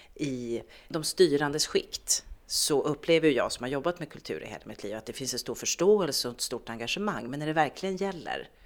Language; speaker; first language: Swedish; native; Swedish